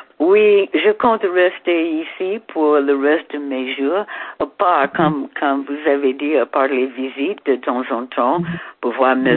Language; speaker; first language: French; non-native, fluent; English